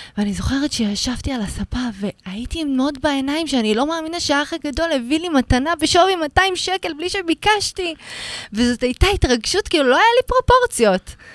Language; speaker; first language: Hebrew; early bilingual, other home language; Russian